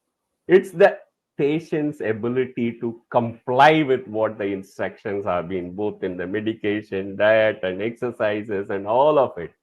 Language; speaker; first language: English; non-native, local second language; Tamil